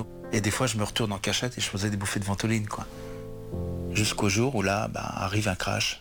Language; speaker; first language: French; native; French